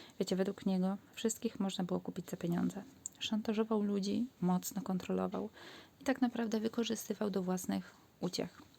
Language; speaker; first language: Polish; native; Polish